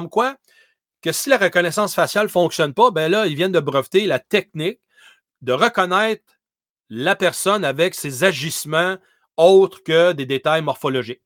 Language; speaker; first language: French; native; French